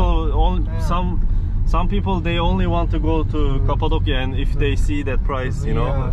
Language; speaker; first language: English; non-native, learner; Turkish